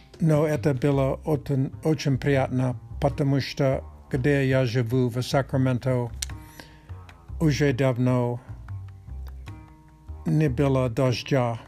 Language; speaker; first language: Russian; non-native, learner; Czech